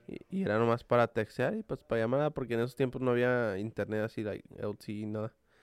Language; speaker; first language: Spanish; early bilingual, heritage; Spanish